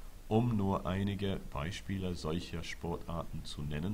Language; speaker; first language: German; non-native, fluent; English